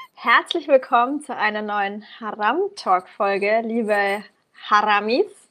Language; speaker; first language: German; early bilingual, other home language; Persian